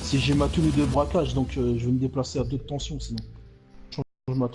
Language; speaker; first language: French; native; French